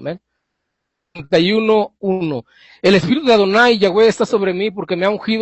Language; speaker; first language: Spanish; native; Spanish